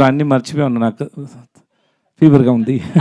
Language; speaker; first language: Telugu; non-native, learner; Tamil